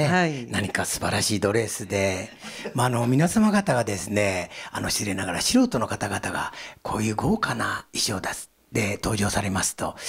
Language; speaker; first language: Japanese; native; Japanese